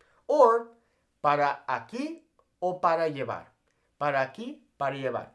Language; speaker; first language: Spanish; non-native, fluent; English